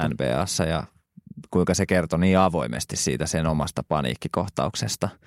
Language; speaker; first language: Finnish; native; Finnish